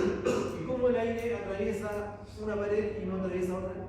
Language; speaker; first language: Spanish; native; Spanish